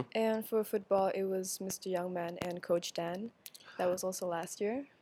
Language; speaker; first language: English; non-native, fluent; Indonesian